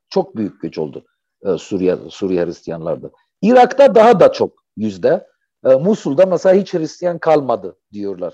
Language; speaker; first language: Turkish; non-native, fluent; Arabic